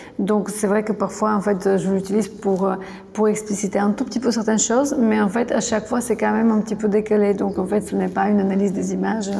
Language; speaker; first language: French; non-native, fluent; Bulgarian